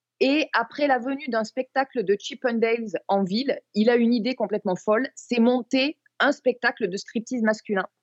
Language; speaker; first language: French; native; French